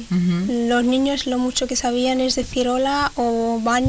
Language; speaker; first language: Spanish; early bilingual, other home language; Arabic